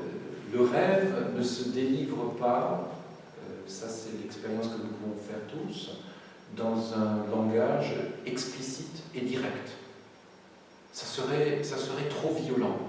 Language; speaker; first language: French; native; French